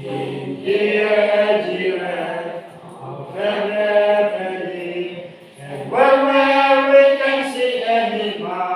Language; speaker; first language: English; non-native, learner; Indonesian